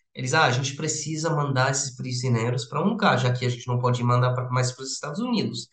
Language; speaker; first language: Portuguese; non-native, fluent; English